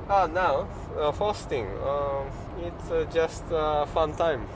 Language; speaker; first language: English; non-native, learner; Japanese